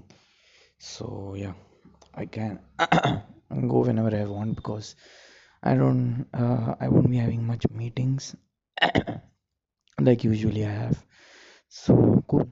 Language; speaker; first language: English; non-native, local second language; Marathi